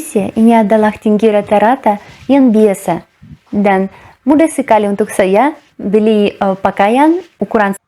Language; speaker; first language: Indonesian; non-native, fluent; Russian